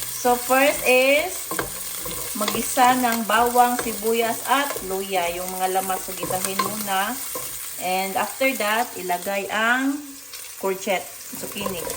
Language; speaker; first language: Filipino; non-native, local second language; Cebuano